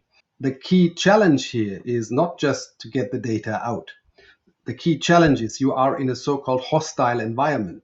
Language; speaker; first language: English; non-native, fluent; German